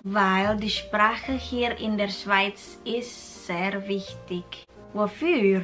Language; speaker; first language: German; non-native, fluent; Indonesian